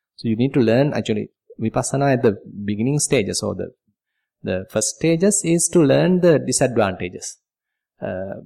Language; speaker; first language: English; non-native, local second language; Sinhala